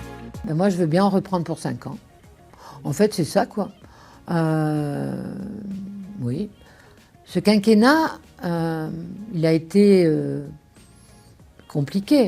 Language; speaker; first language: French; native; French